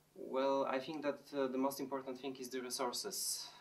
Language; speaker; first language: English; non-native, fluent; Polish